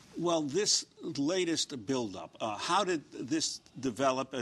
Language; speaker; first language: English; native; English